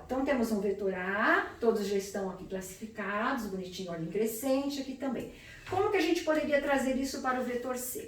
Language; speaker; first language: Portuguese; native; Portuguese